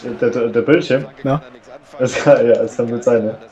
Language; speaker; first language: German; native; German